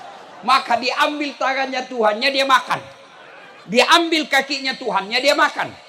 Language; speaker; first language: Indonesian; native; Indonesian